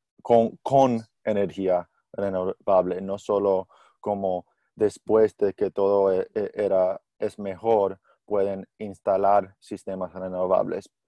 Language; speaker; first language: Spanish; non-native, learner; English